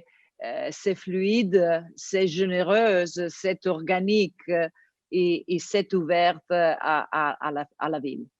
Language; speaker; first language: French; non-native, fluent; Italian